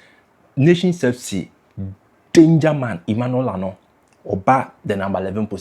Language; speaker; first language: English; non-native, local second language; Akan